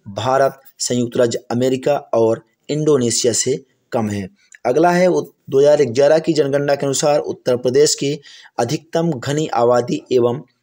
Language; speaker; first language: Hindi; native; Hindi